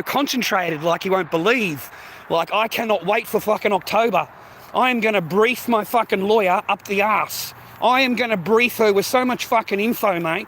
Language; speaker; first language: English; native; English